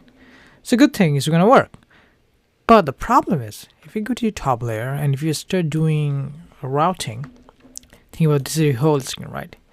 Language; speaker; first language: English; non-native, fluent; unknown